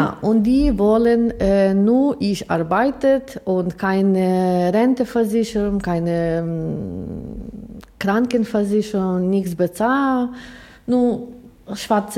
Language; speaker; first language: German; non-native, learner; Ukrainian